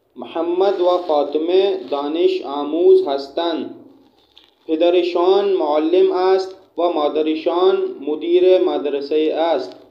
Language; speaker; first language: Persian; non-native, fluent; Urdu